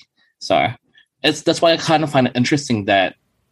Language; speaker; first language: English; native; English